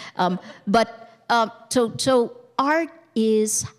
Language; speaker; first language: English; early bilingual, other home language; Filipino